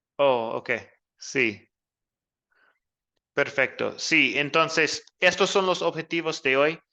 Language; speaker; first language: Spanish; non-native, learner; English